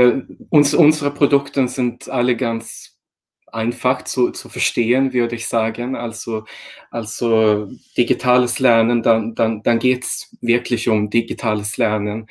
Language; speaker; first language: German; non-native, fluent; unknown